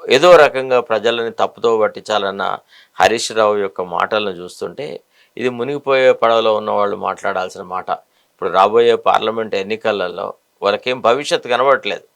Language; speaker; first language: Telugu; native; Telugu